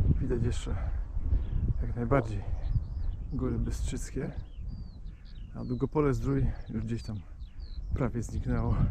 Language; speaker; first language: Polish; native; Polish